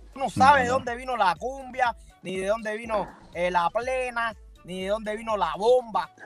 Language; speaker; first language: Spanish; native; Spanish